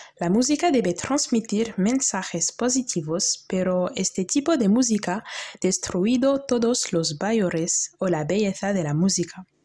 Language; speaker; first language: Spanish; non-native, learner; French